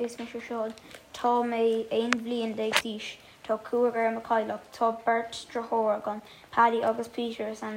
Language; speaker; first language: Irish; non-native, local second language; English